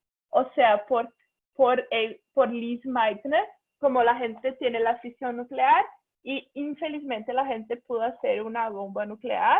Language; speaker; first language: Spanish; non-native, fluent; Portuguese